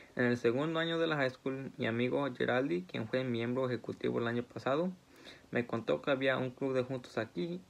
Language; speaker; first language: Spanish; early bilingual, heritage; Spanish